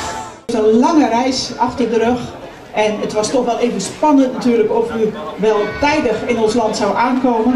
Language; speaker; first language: Dutch; native; Dutch